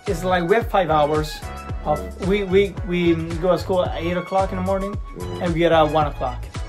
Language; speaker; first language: English; non-native, fluent; Italian